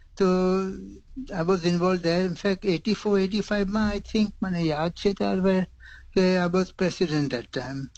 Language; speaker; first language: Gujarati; native; Gujarati